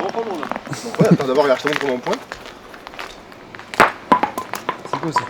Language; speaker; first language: French; native; French